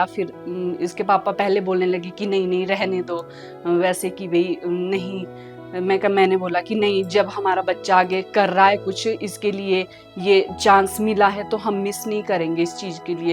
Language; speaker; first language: Hindi; native; Hindi